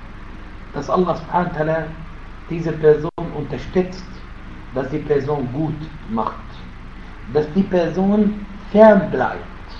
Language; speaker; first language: German; non-native, fluent; Arabic